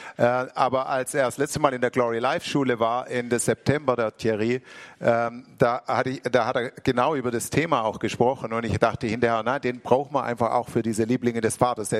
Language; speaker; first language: German; native; German